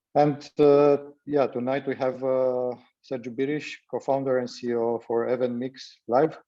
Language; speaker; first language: English; non-native, fluent; Romanian